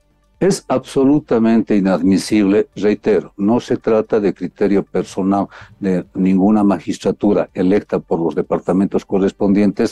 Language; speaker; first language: Spanish; native; Spanish